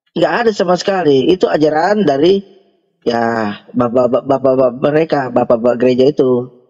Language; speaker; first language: Indonesian; native; Indonesian